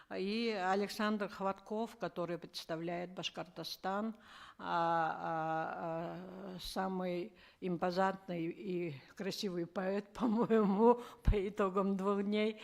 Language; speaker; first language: Russian; native; Russian